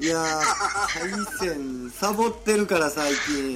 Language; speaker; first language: Japanese; native; Japanese